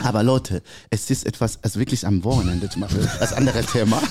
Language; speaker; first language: German; non-native, learner; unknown